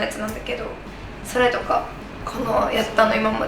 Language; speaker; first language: Japanese; native; Japanese